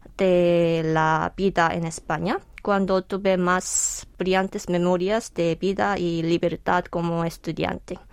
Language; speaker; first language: Spanish; non-native, fluent; Korean